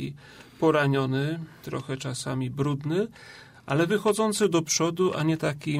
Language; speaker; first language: Polish; native; Polish